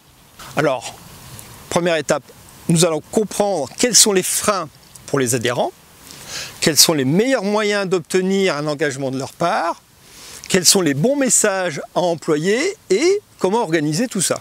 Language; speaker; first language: French; native; French